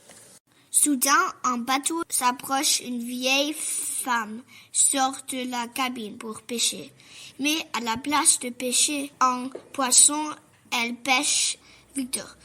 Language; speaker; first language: French; early bilingual, heritage; French